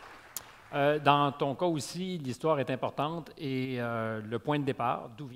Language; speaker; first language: French; native; French